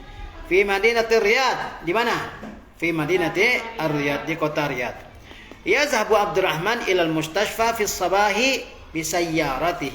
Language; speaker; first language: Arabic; non-native, fluent; Indonesian